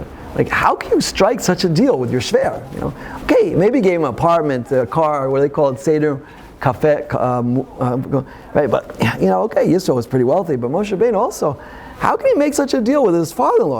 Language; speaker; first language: English; native; English